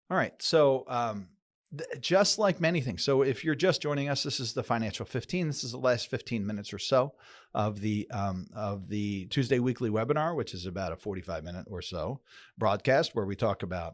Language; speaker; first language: English; native; English